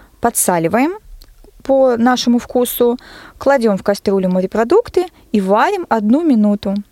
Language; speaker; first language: Russian; native; Russian